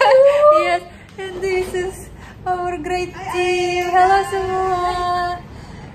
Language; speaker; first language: English; non-native, learner; Russian